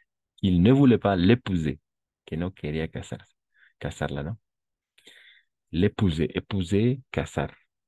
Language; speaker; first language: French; non-native, fluent; Spanish